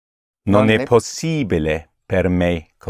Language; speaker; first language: Italian; non-native, learner; English